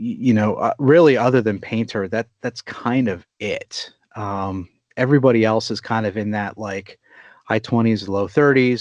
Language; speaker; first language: English; native; English